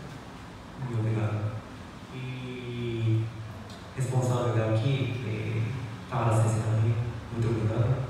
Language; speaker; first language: Portuguese; non-native, fluent; Japanese